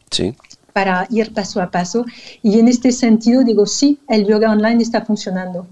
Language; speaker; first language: Spanish; non-native, fluent; French